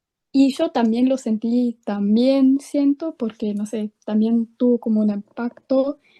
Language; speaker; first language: Spanish; non-native, fluent; German